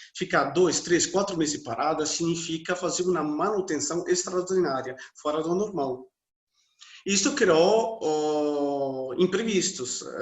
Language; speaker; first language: Portuguese; non-native, fluent; Italian